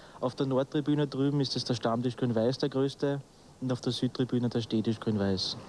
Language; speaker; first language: German; native; German